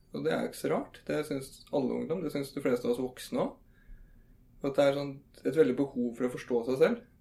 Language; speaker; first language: Norwegian; native; Norwegian